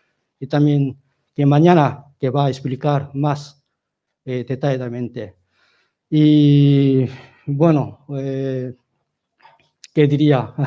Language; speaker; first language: Spanish; non-native, learner; Korean